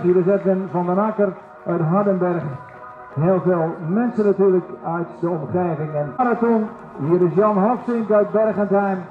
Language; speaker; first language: Dutch; native; Dutch